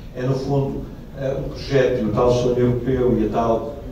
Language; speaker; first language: Portuguese; native; Portuguese